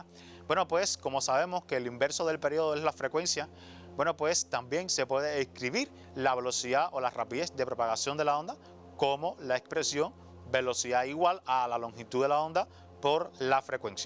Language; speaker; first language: Spanish; native; Spanish